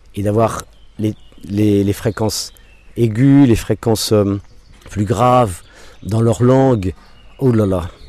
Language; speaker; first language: French; non-native, local second language; English